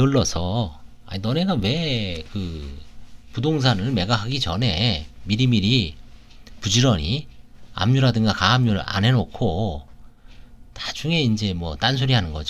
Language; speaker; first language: Korean; native; Korean